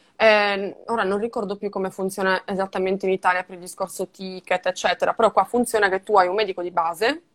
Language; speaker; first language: Italian; native; Italian